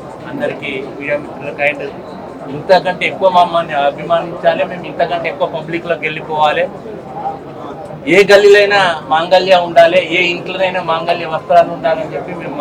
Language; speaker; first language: Telugu; native; Telugu